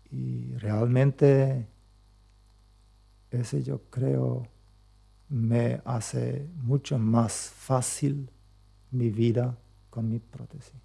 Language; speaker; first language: Spanish; non-native, local second language; Plautdietsch